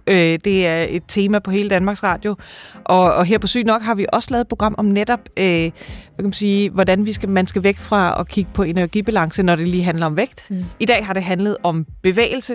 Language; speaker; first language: Danish; native; Danish